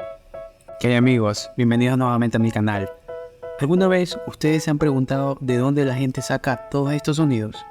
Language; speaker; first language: Spanish; native; Spanish